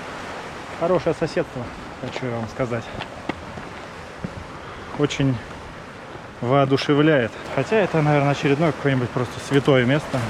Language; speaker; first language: Russian; native; Russian